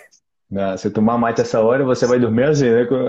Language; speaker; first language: Portuguese; native; Portuguese